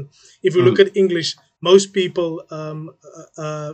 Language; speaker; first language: English; non-native, local second language; Afrikaans